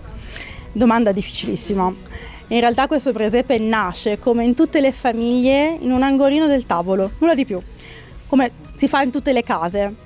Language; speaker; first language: Italian; native; Italian